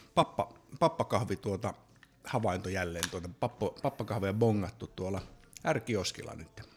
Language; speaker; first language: Finnish; native; Finnish